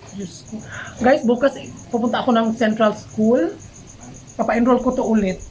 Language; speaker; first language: Filipino; non-native, local second language; Cebuano